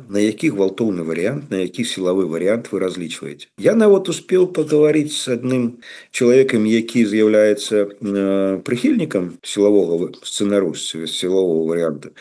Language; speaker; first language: Belarusian; non-native, local second language; Russian